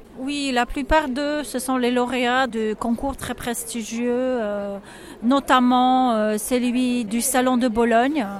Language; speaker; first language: French; non-native, fluent; Polish